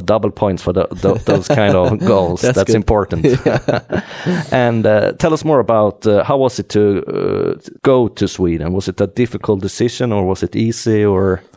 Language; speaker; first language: English; non-native, fluent; Swedish